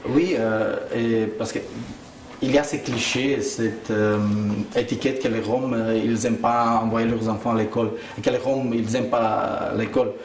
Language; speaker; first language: French; early bilingual, other home language; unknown